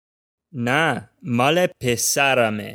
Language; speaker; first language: Persian; non-native, learner; English